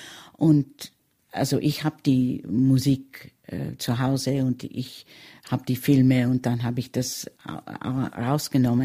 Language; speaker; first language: German; early bilingual, heritage; German